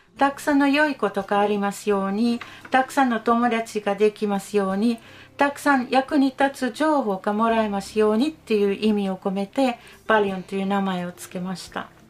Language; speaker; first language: Japanese; non-native, fluent; Finnish